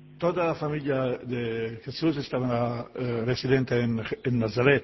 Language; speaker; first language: Spanish; non-native, fluent; Italian